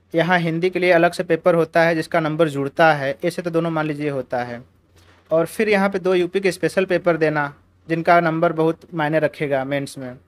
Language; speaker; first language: Hindi; native; Hindi